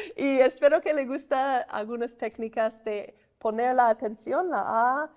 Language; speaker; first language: Spanish; non-native, learner; English